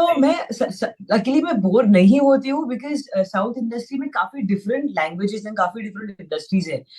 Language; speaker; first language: Hindi; native; Hindi